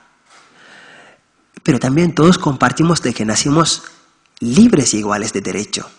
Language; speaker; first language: Spanish; non-native, fluent; Wolof